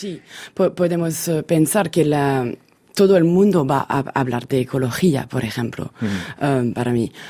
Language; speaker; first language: Spanish; non-native, fluent; French